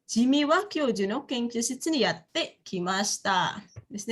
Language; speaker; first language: Japanese; non-native, fluent; Indonesian